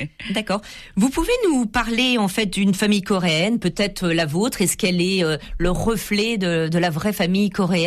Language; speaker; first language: French; native; French